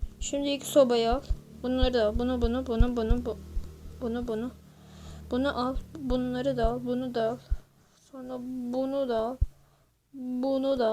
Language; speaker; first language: Turkish; native; Turkish